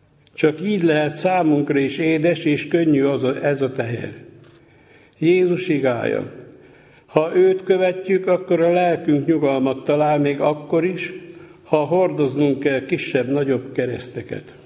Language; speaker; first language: Hungarian; native; Hungarian